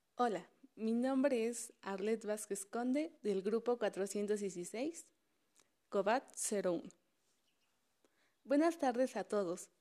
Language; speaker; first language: Spanish; native; Spanish